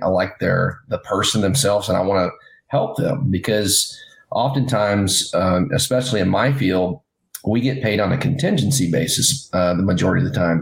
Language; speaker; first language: English; native; English